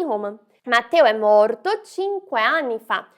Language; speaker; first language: Italian; non-native, fluent; Portuguese